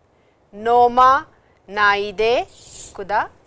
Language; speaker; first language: Japanese; non-native, fluent; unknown